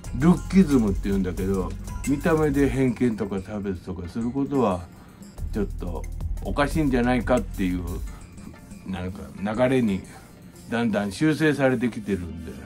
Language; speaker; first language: Japanese; native; Japanese